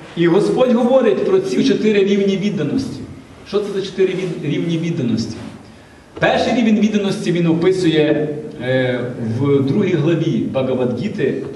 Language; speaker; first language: Ukrainian; non-native, local second language; Russian